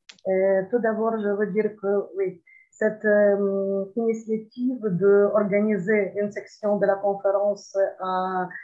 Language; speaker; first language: French; non-native, fluent; Ukrainian